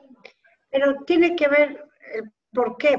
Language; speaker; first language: Spanish; native; Spanish